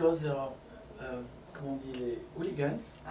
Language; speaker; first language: English; non-native, fluent; French